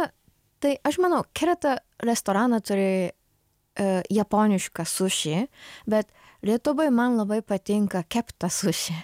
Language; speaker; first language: Lithuanian; non-native, learner; Japanese